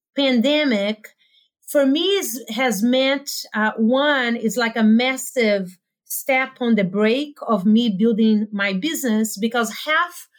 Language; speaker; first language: English; non-native, fluent; Portuguese